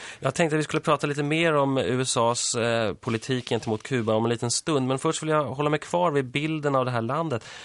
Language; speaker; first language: Swedish; early bilingual, other home language; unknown